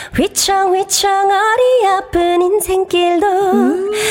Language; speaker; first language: Korean; native; Korean